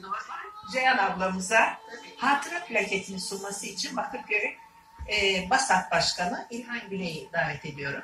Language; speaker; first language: Turkish; native; Turkish